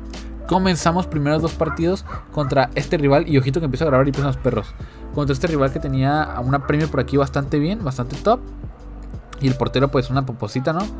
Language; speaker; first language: Spanish; native; Spanish